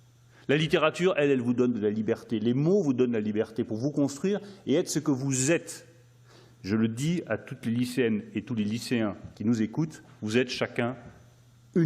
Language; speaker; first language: French; native; French